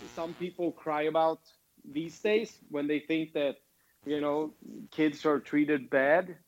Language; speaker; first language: English; non-native, fluent; Swedish